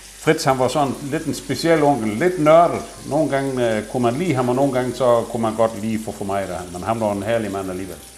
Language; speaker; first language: Danish; native; Danish